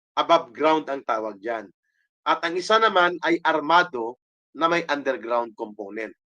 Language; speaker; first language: Filipino; non-native, local second language; Hiligaynon